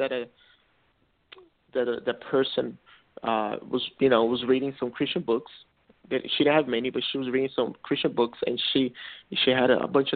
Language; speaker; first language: English; non-native, fluent; Portuguese